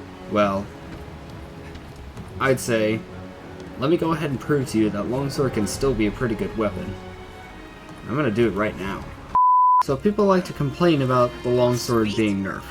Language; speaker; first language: English; native; English